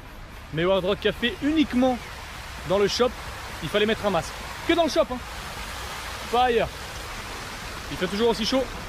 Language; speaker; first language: French; native; French